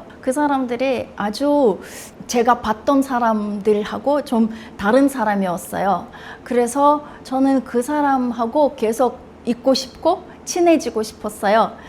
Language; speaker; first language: Korean; non-native, fluent; Russian